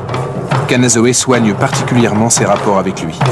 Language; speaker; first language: French; native; French